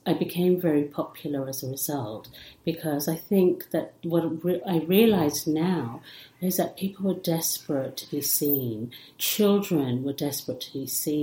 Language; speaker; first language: English; early bilingual, other home language; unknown